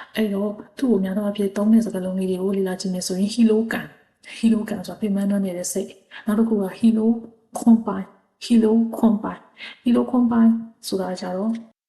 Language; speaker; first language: Burmese; native; Burmese